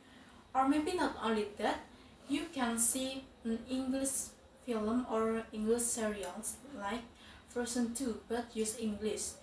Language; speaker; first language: English; non-native, fluent; Indonesian